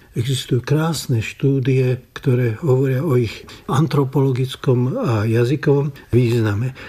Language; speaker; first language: Slovak; native; Slovak